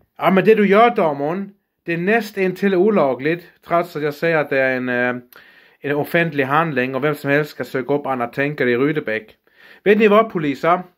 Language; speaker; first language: Swedish; native; Swedish